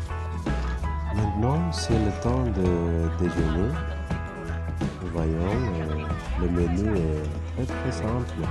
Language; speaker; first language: French; non-native, fluent; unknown